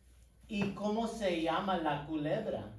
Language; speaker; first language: Spanish; non-native, fluent; English